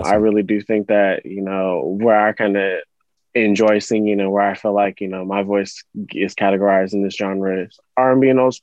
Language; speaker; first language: English; native; English